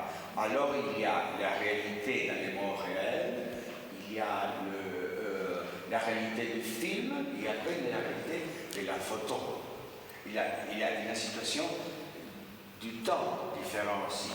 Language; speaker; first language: French; non-native, fluent; Spanish